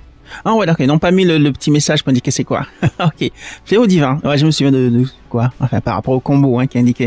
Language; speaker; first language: French; native; French